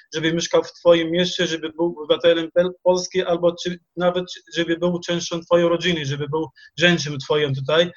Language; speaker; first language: Polish; non-native, fluent; Arabic